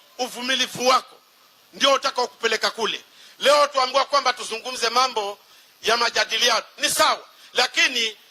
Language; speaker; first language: Swahili; native; Swahili